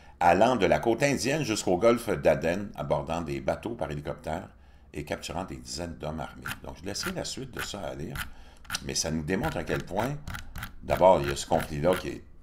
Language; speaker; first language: French; native; French